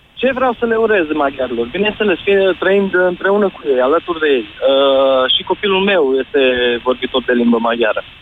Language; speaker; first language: Romanian; native; Romanian